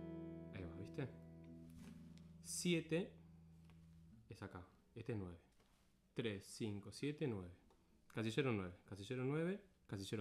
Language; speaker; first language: Spanish; native; Spanish